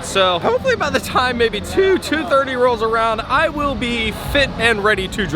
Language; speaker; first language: English; native; English